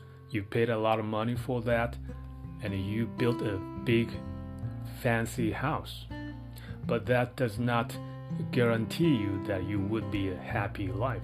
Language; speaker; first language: English; non-native, fluent; Japanese